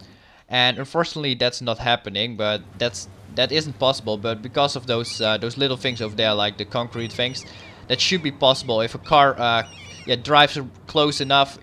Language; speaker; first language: English; non-native, fluent; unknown